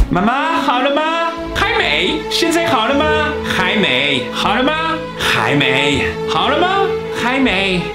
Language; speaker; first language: Chinese; non-native, fluent; French